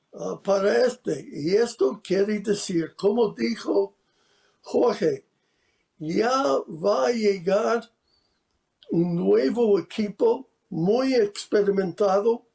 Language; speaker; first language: Spanish; non-native, fluent; English